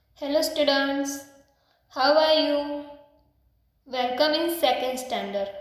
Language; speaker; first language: English; non-native, local second language; Gujarati